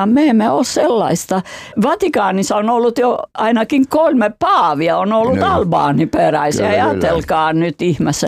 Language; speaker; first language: Finnish; non-native, fluent; Albanian